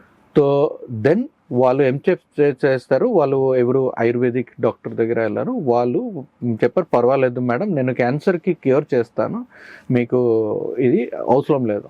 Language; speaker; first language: Telugu; non-native, learner; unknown